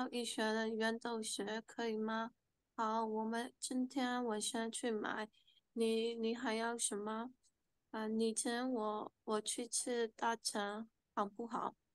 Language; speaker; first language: Chinese; non-native, learner; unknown